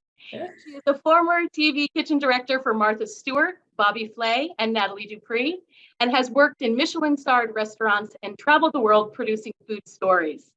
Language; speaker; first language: English; native; English